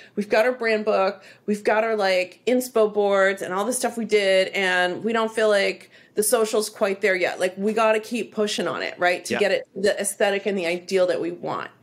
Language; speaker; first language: English; native; English